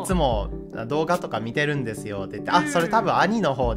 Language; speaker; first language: Japanese; native; Japanese